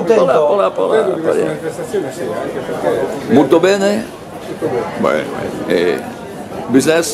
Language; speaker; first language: French; native; French